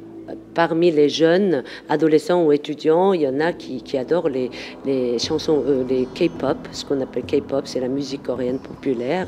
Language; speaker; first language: French; non-native, fluent; Korean